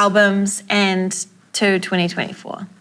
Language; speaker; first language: English; native; English